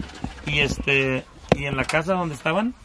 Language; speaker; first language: Spanish; native; Spanish